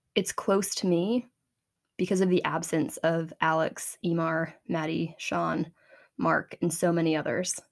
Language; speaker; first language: English; native; English